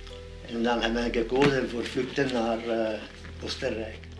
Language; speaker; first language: Dutch; non-native, learner; Hungarian